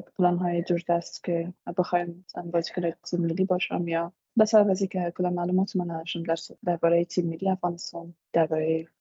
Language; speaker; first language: Persian; native; Persian